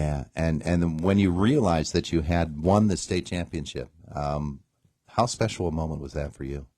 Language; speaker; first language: English; native; English